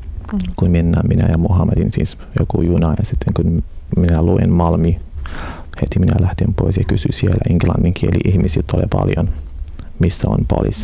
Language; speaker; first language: Finnish; non-native, learner; Arabic